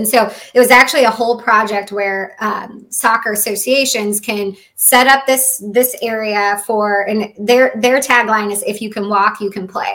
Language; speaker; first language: English; native; English